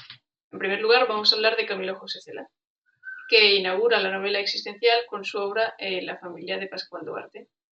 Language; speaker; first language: Spanish; native; Spanish